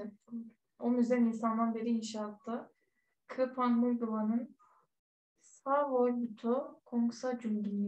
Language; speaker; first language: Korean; non-native, learner; Turkish